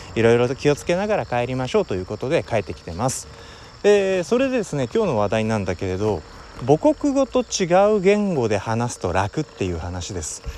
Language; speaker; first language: Japanese; native; Japanese